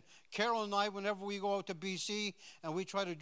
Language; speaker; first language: English; native; English